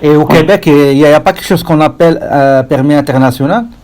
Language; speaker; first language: French; non-native, local second language; Arabic